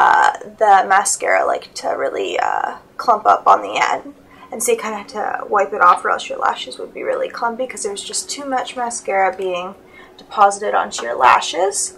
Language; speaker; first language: English; native; English